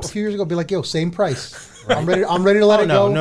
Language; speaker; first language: English; native; English